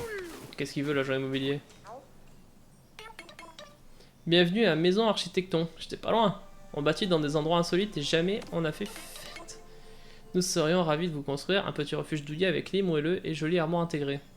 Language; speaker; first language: French; native; French